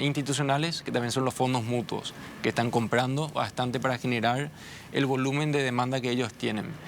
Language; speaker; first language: Spanish; native; Spanish